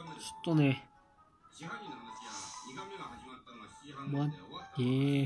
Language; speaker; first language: Japanese; native; Japanese